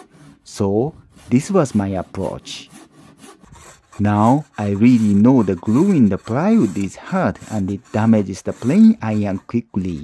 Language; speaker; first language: English; non-native, fluent; Japanese